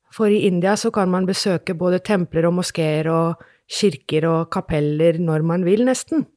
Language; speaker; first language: Norwegian; non-native, fluent; English